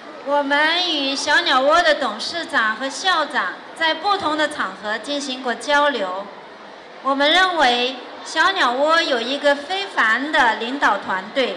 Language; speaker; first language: Chinese; native; Chinese